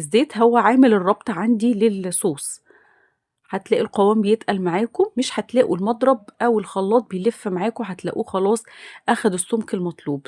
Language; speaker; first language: Arabic; native; Arabic